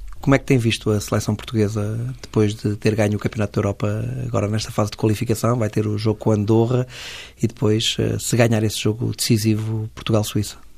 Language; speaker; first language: Portuguese; native; Portuguese